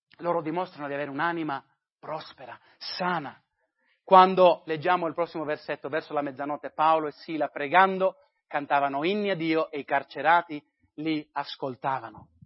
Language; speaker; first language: Italian; non-native, fluent; English